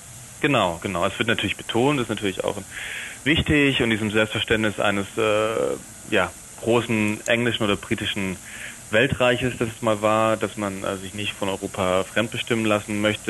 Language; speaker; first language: German; native; German